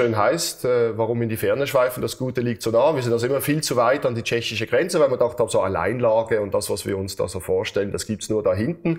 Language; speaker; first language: German; native; German